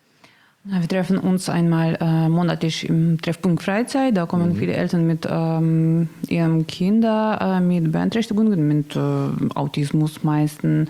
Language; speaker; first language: German; non-native, learner; Russian